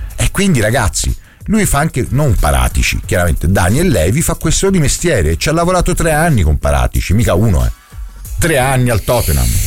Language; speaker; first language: Italian; native; Italian